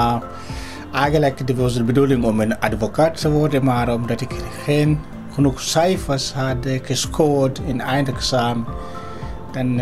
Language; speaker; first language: Dutch; non-native, learner; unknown